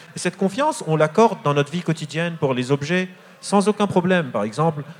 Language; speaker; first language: French; non-native, local second language; Arabic